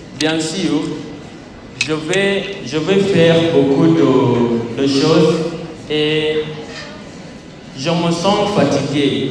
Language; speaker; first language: French; non-native, learner; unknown